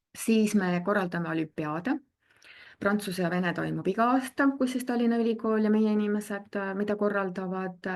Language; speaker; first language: Estonian; native; Estonian